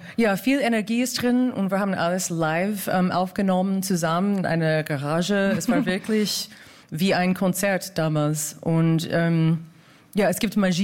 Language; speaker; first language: German; non-native, fluent; English